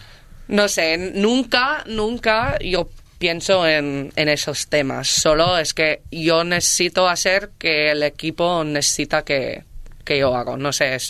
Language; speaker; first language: Spanish; non-native, learner; English